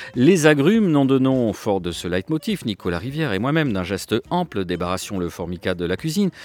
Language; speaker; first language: French; native; French